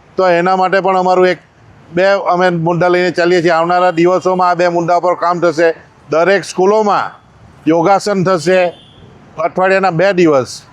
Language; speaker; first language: Gujarati; native; Gujarati